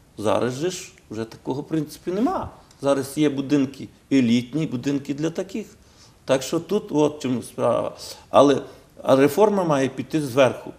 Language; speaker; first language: Ukrainian; native; Ukrainian